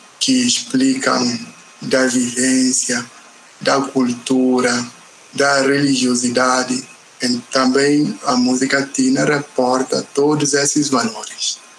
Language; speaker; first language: Portuguese; non-native, local second language; Upper Guinea Crioulo